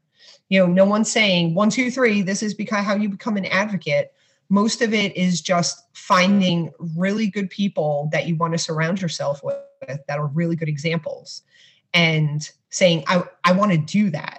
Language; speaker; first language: English; native; English